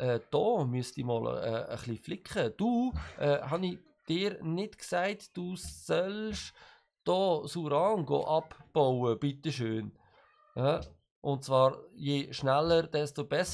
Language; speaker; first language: German; native; German